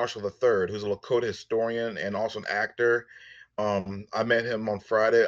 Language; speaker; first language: English; native; English